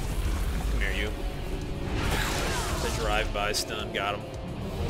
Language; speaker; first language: English; native; English